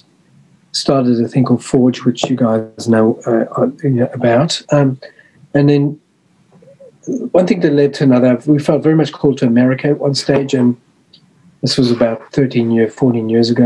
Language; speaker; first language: English; native; English